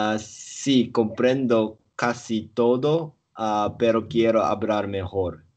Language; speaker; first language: Spanish; non-native, learner; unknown